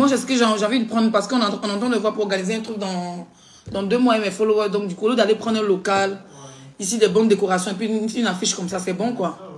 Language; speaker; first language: French; non-native, local second language; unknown